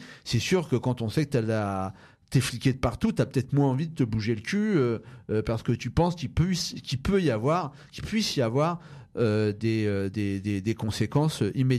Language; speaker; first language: French; native; French